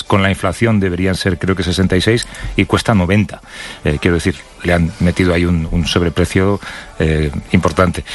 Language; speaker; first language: Spanish; native; Spanish